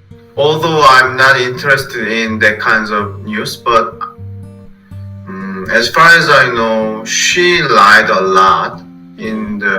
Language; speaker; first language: English; non-native, fluent; Korean